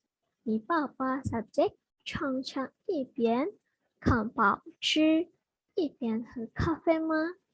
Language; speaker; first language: Chinese; non-native, learner; Indonesian